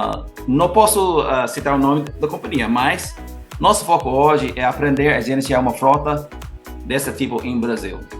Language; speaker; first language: Portuguese; non-native, learner; English